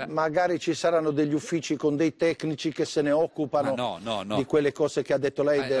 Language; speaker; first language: Italian; native; Italian